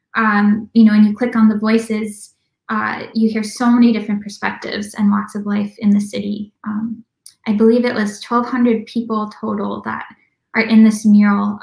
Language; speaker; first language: English; native; English